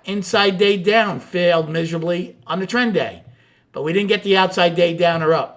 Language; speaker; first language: English; native; English